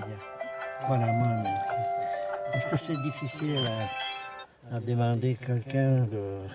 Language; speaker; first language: French; non-native, fluent; Czech